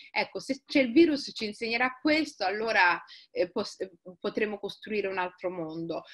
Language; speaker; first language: Italian; early bilingual, other home language; Somali